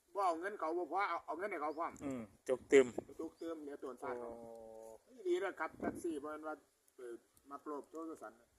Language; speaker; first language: Thai; non-native, local second language; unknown